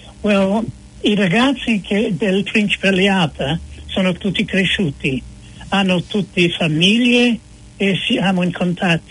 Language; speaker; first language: Italian; non-native, fluent; English